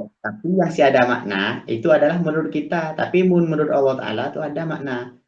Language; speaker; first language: Malay; native; Malay